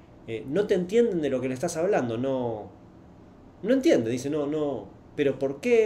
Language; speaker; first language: Spanish; native; Spanish